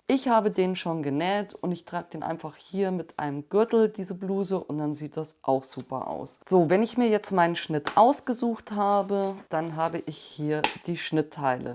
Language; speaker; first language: German; native; German